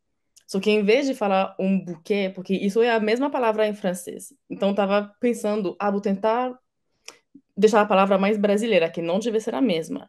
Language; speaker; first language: Portuguese; non-native, fluent; French